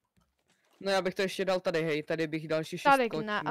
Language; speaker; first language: Czech; native; Czech